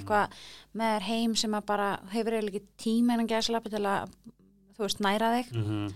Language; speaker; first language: Icelandic; native; Icelandic